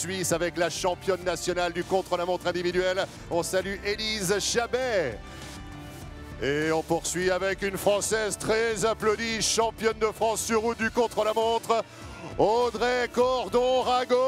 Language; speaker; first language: French; native; French